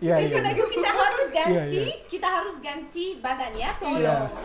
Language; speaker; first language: Indonesian; non-native, learner; Arabic